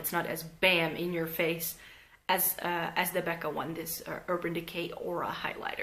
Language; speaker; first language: English; non-native, fluent; Dutch